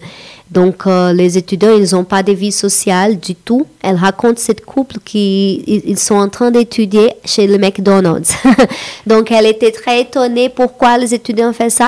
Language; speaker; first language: French; non-native, fluent; Portuguese